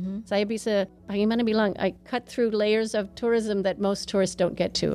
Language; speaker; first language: English; native; English